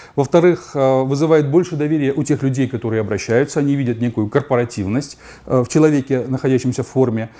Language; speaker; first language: Russian; native; Russian